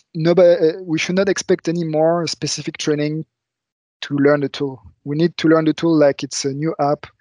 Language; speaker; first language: English; non-native, fluent; French